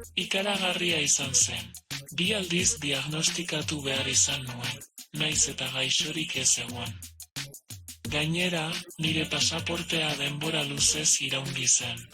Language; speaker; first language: Basque; non-native, learner; Spanish